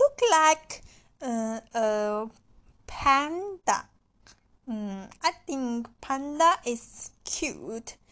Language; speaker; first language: English; non-native, learner; Chinese